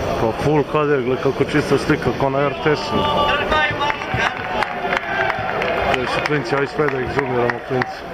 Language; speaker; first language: Bosnian; native; Bosnian